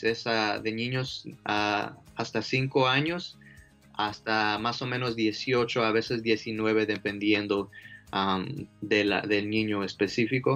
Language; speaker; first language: Spanish; early bilingual, heritage; Spanish